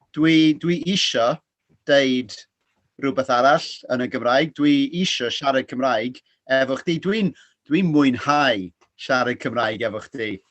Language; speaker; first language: Welsh; non-native, fluent; English